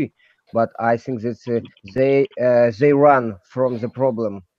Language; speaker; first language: English; non-native, learner; Russian